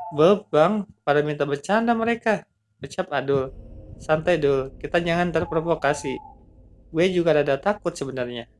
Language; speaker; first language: Indonesian; native; Indonesian